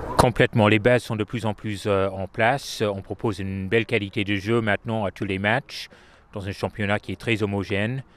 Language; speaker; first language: French; native; French